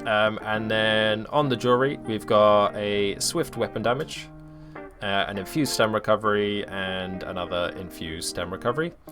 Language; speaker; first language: English; native; English